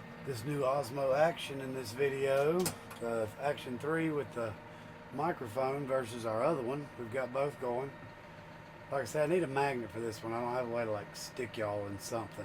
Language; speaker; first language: English; native; English